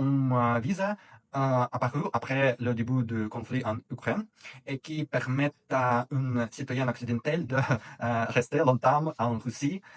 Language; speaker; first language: French; non-native, fluent; Russian